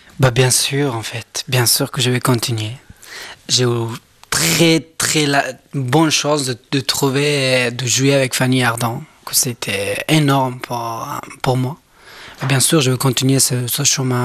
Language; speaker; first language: French; non-native, learner; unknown